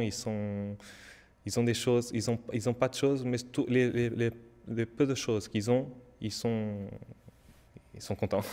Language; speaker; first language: French; non-native, learner; Portuguese